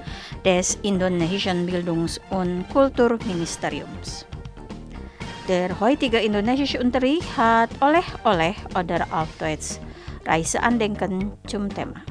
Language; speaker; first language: German; non-native, fluent; Indonesian